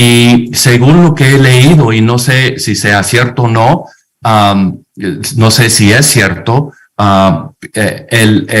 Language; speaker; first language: Spanish; non-native, fluent; English